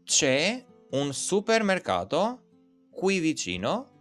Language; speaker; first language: Italian; non-native, fluent; Albanian